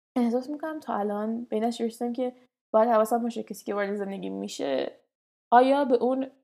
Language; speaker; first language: Persian; native; Persian